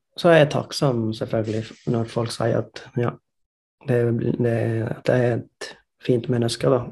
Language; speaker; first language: Norwegian; non-native, fluent; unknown